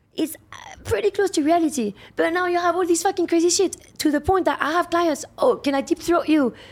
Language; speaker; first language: English; non-native, fluent; French